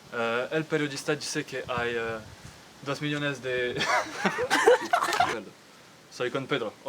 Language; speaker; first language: Spanish; non-native, learner; French